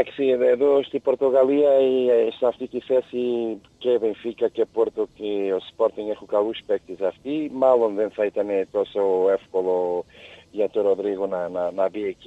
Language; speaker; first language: Greek; non-native, learner; Portuguese